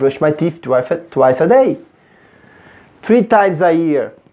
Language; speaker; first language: English; non-native, fluent; Portuguese